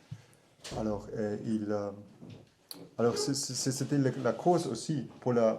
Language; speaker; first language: French; non-native, learner; German